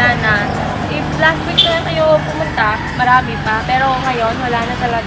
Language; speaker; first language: Filipino; non-native, local second language; Hiligaynon